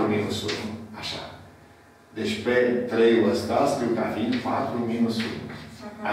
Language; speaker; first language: Romanian; native; Romanian